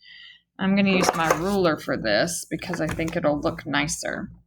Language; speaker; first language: English; native; English